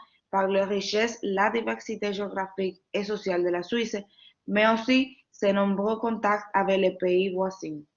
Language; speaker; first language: French; non-native, learner; Spanish